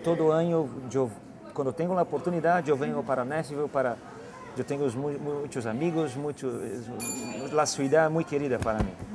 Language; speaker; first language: Spanish; non-native, learner; Portuguese